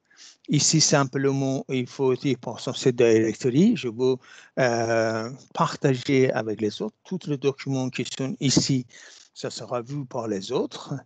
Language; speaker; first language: French; non-native, fluent; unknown